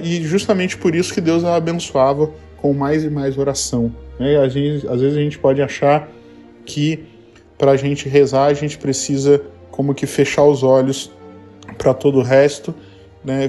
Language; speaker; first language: Portuguese; native; Portuguese